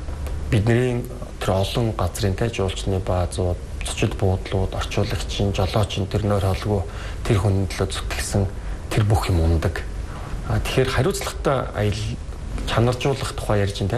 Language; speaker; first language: Mongolian; native; Mongolian